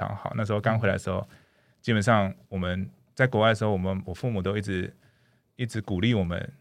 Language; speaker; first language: Chinese; non-native, fluent; English